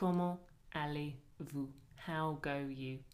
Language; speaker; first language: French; non-native, fluent; English